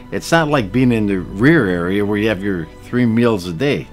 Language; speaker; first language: English; native; English